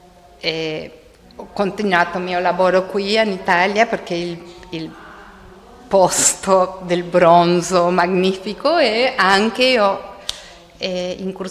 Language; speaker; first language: Italian; non-native, learner; Spanish